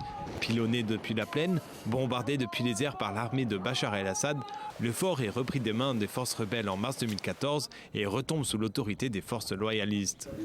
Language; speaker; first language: French; native; French